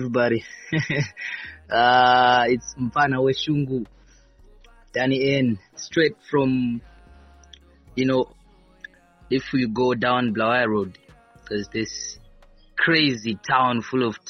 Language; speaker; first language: English; non-native, local second language; Shona